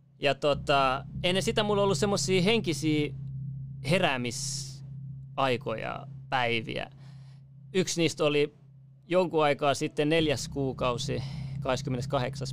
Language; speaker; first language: Finnish; early bilingual, other home language; Persian